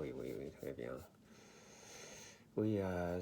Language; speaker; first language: French; non-native, learner; Korean